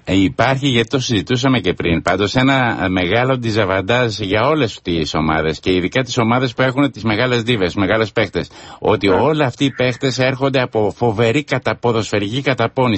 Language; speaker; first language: Greek; native; Greek